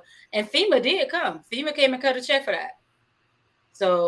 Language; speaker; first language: English; native; English